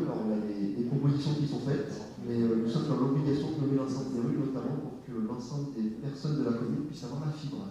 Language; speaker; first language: French; native; French